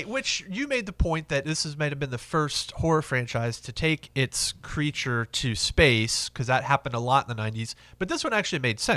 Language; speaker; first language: English; native; English